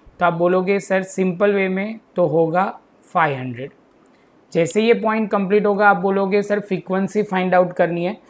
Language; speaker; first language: Hindi; non-native, local second language; Gujarati